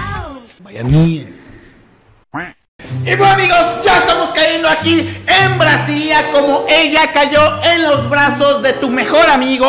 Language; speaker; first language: Spanish; native; Spanish